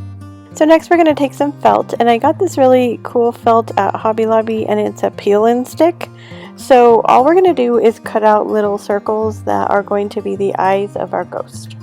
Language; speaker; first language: English; native; English